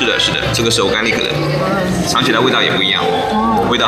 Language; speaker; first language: Chinese; native; Chinese